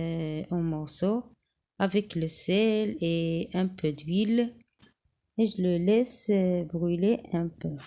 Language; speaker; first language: French; non-native, local second language; Arabic